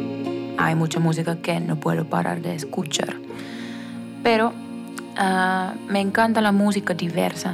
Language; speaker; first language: Spanish; non-native, fluent; Finnish